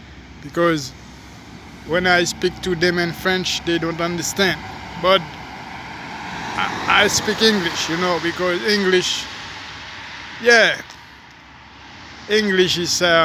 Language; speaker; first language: English; non-native, fluent; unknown